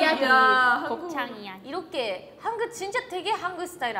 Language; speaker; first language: Korean; non-native, learner; Japanese